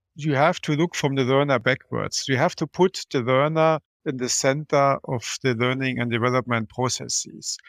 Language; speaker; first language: English; non-native, fluent; German